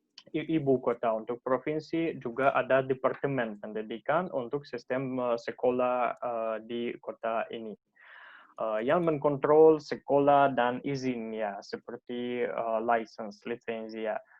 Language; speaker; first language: Indonesian; non-native, fluent; Russian